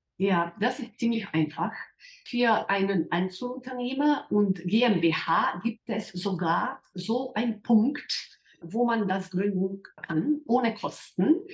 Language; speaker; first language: German; non-native, fluent; Slovenian